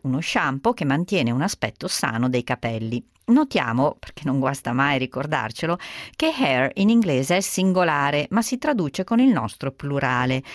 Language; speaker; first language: Italian; native; Italian